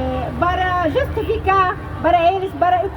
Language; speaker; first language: Portuguese; non-native, learner; Arabic